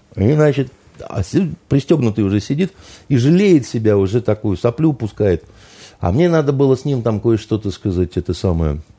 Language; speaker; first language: Russian; native; Russian